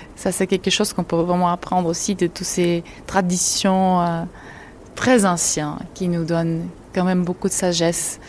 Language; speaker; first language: French; non-native, fluent; Georgian